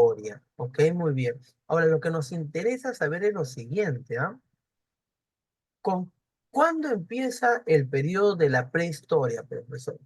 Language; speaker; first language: Spanish; native; Spanish